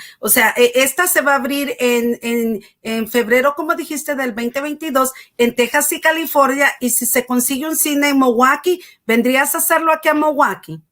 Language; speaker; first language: Spanish; native; Spanish